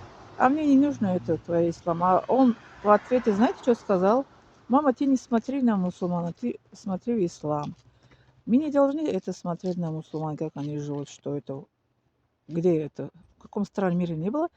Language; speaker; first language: Russian; non-native, learner; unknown